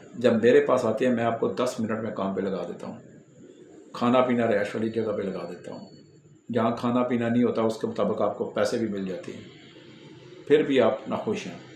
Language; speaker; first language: Urdu; non-native, local second language; Pashto